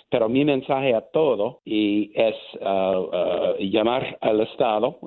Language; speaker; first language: Spanish; non-native, learner; English